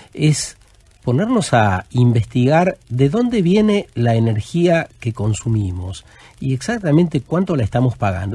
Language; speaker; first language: Spanish; native; Spanish